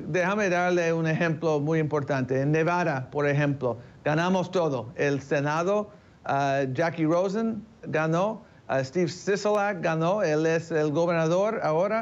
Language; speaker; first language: Spanish; early bilingual, heritage; English